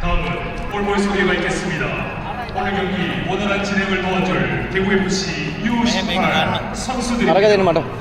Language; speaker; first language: Korean; native; Korean